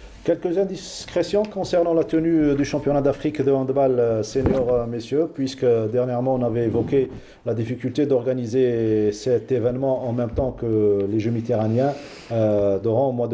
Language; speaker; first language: French; non-native, local second language; Arabic